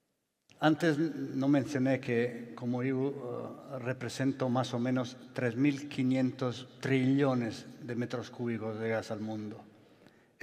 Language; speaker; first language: Spanish; non-native, fluent; Italian